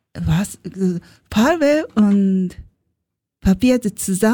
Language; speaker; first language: German; non-native, learner; Japanese